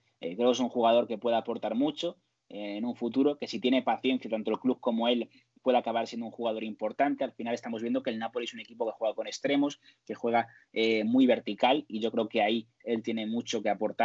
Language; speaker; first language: Spanish; native; Spanish